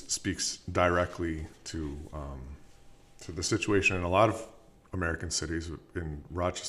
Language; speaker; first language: English; native; English